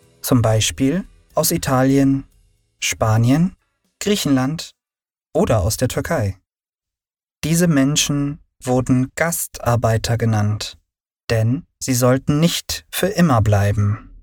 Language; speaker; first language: German; early bilingual, other home language; Turkish